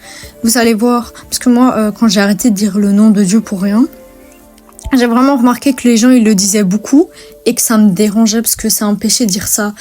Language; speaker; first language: French; native; French